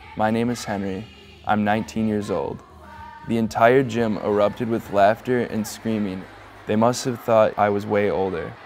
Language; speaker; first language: English; native; English